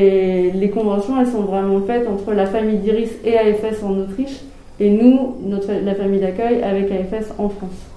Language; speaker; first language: French; native; French